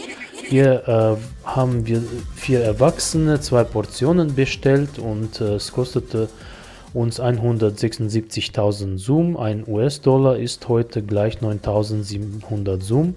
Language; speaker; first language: German; non-native, fluent; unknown